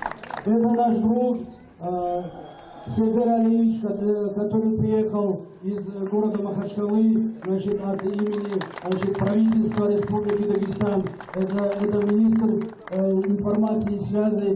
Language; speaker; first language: Russian; non-native, local second language; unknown